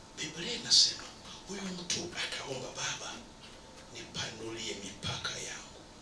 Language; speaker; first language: Swahili; non-native, local second language; Nande